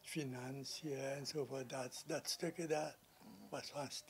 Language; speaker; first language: Dutch; non-native, local second language; Sranan Tongo